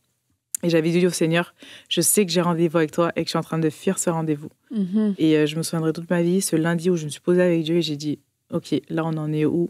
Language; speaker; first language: French; early bilingual, other home language; Portuguese